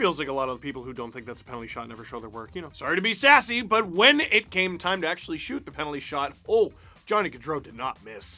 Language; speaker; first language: English; native; English